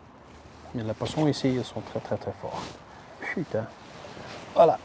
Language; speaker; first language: French; non-native, local second language; Dutch